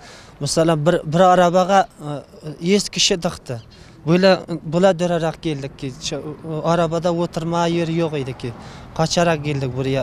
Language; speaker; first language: Turkish; non-native, learner; Uzbek